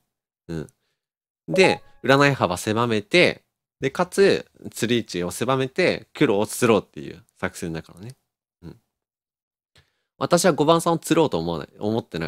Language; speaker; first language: Japanese; native; Japanese